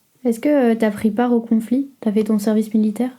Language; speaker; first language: French; native; French